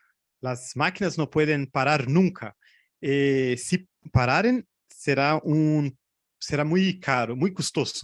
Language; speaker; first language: Spanish; non-native, fluent; Portuguese